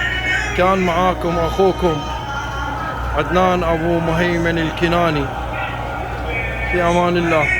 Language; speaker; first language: Arabic; native; Arabic